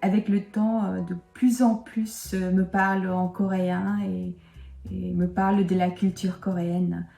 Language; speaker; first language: French; non-native, fluent; Korean